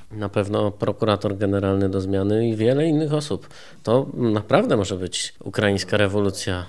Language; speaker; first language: Polish; native; Polish